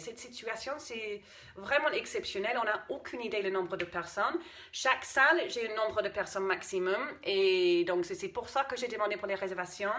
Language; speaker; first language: French; non-native, fluent; English